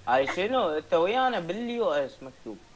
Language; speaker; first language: Arabic; native; Arabic